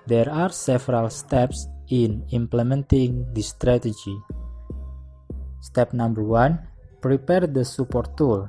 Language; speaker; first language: English; non-native, learner; Indonesian